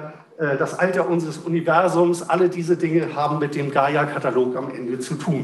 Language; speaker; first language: German; native; German